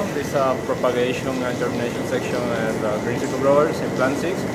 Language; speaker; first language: English; non-native, fluent; Portuguese